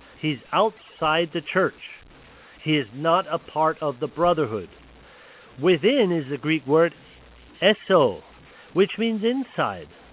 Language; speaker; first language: English; early bilingual, other home language; Pennsylvania German